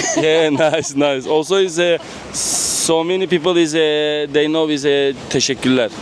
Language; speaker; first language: English; non-native, learner; Turkish